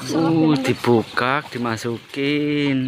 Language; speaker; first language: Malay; non-native, local second language; Javanese